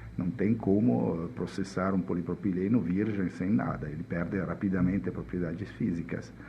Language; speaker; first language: Portuguese; non-native, fluent; Italian